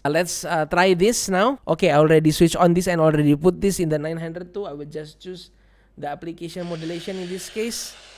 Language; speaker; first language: English; non-native, learner; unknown